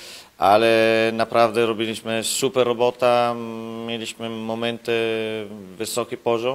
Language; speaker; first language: Polish; non-native, learner; Italian